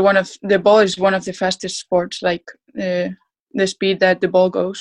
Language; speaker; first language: English; non-native, fluent; Spanish